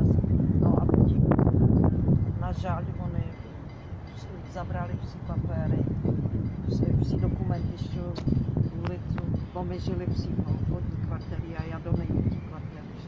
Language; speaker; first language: Czech; non-native, local second language; Ukrainian